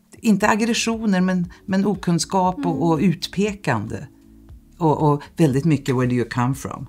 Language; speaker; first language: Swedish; native; Swedish